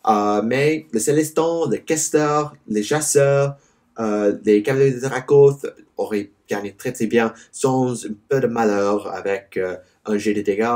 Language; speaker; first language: French; non-native, learner; English